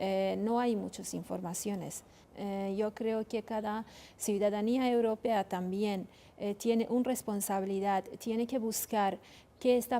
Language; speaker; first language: Spanish; non-native, fluent; Kurdish